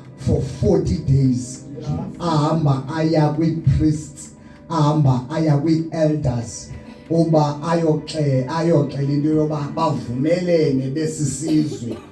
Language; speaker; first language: Zulu; non-native, local second language; Xhosa